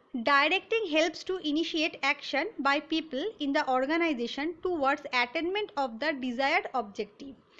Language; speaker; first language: English; non-native, local second language; Bangla